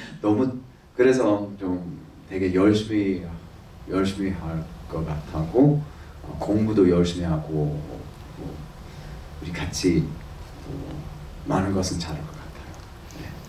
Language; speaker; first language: Korean; early bilingual, heritage; English